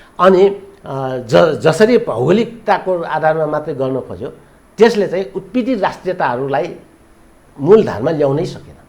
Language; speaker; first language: Nepali; non-native, local second language; Newari